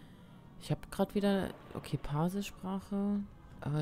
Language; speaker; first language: German; native; German